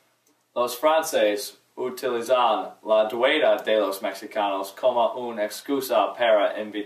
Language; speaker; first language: Spanish; non-native, learner; English